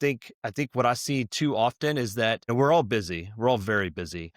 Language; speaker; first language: English; native; English